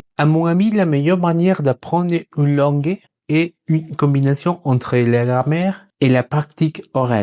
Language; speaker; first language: French; non-native, learner; Spanish